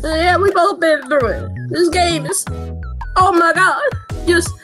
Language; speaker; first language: English; native; English